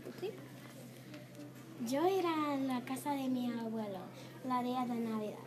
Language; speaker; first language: Spanish; non-native, learner; English